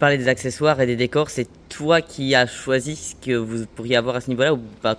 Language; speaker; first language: French; native; French